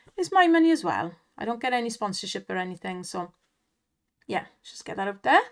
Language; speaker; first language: English; native; English